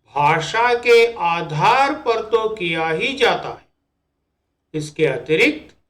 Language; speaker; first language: Hindi; non-native, local second language; Telugu